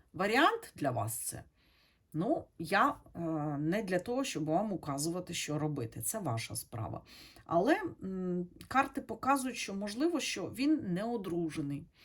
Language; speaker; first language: Ukrainian; non-native, local second language; Russian